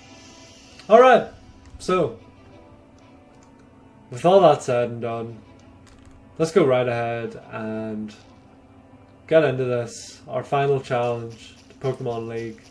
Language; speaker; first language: English; native; English